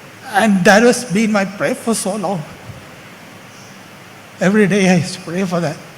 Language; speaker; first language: English; non-native, local second language; Malayalam